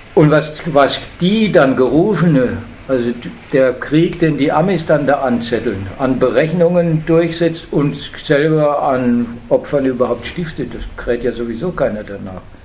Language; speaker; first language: German; native; German